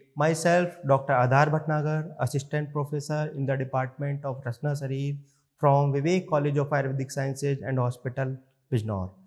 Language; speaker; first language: English; non-native, local second language; Hindi